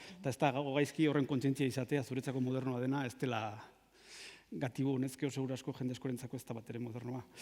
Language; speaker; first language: Basque; native; Basque